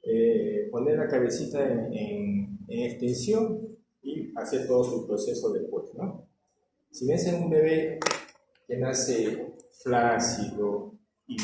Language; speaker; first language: Spanish; native; Spanish